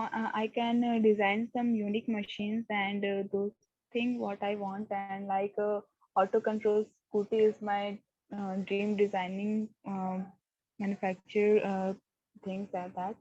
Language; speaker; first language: English; non-native, learner; Hindi